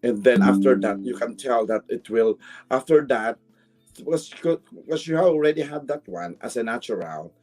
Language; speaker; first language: English; non-native, local second language; Filipino